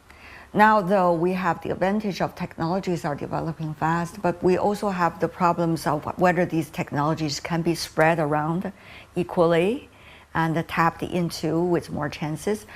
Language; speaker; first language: English; non-native, fluent; Chinese